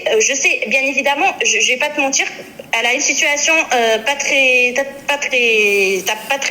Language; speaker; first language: French; native; French